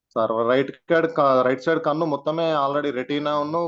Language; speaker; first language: Telugu; native; Telugu